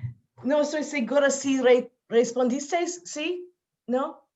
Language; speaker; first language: Spanish; non-native, fluent; English